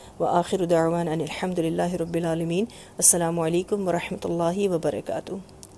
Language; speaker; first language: Urdu; native; Urdu